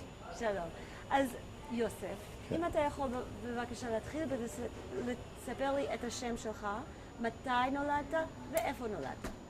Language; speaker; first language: Hebrew; native; Hebrew